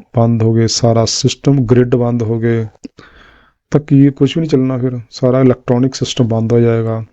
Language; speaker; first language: Hindi; non-native, local second language; Punjabi